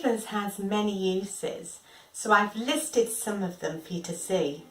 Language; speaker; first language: English; native; English